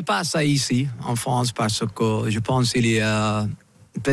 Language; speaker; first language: French; non-native, fluent; English